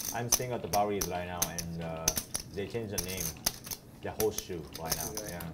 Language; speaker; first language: English; non-native, learner; Japanese